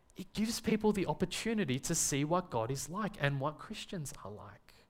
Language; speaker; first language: English; native; English